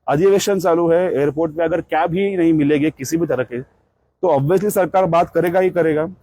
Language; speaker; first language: Hindi; non-native, local second language; Marathi